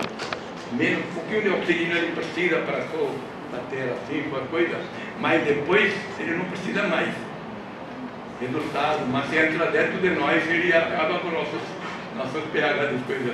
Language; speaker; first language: Portuguese; non-native, fluent; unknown